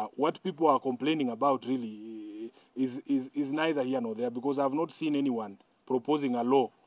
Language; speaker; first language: English; non-native, local second language; Luyia